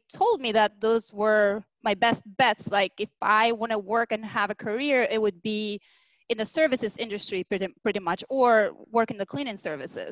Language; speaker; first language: English; non-native, fluent; Albanian